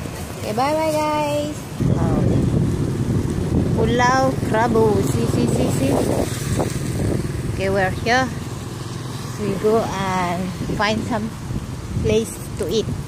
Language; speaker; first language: English; non-native, local second language; Filipino